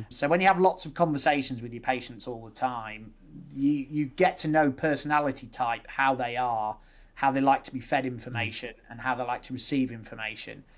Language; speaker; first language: English; native; English